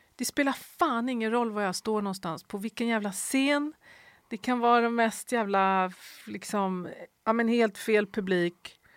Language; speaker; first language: Swedish; native; Swedish